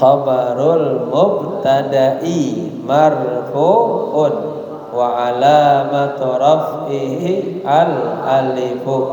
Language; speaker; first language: Arabic; non-native, fluent; Indonesian